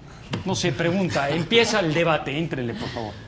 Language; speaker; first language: Spanish; native; Spanish